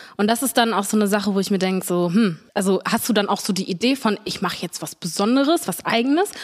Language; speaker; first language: German; early bilingual, other home language; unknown